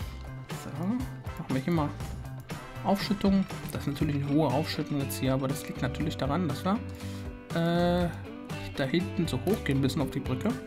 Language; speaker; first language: German; native; German